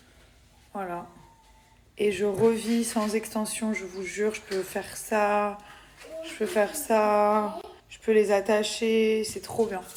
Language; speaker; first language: French; native; French